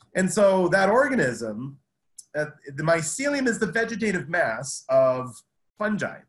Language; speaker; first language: English; native; English